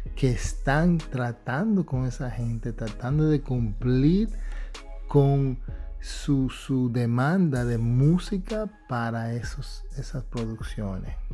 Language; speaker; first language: Spanish; early bilingual, heritage; Spanish